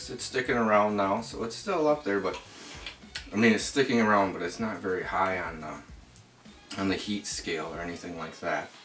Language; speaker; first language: English; native; English